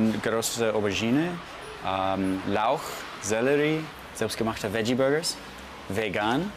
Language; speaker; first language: German; non-native, fluent; English